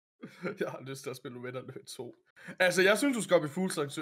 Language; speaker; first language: Danish; native; Danish